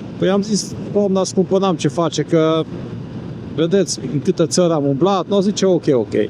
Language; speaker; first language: Romanian; non-native, local second language; Hungarian